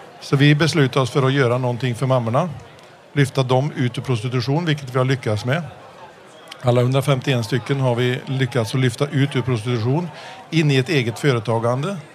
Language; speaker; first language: Swedish; early bilingual, heritage; Swedish